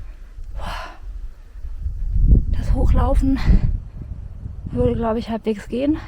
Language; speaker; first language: German; native; German